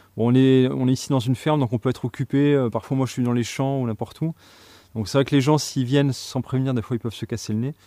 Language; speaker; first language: French; native; French